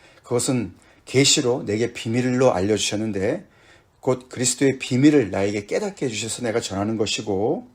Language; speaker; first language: Korean; native; Korean